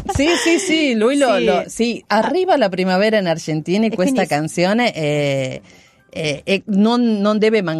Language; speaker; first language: Italian; non-native, learner; Spanish